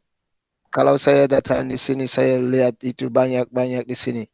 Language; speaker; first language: Indonesian; non-native, fluent; English